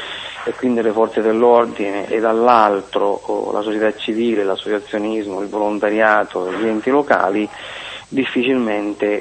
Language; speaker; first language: Italian; native; Italian